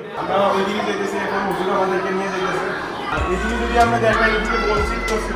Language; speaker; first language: Bangla; early bilingual, heritage; Bangla